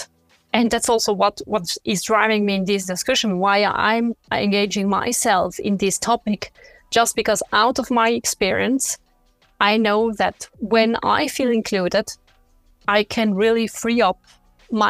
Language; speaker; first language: English; non-native, fluent; French